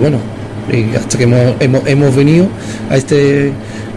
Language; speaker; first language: Spanish; native; Spanish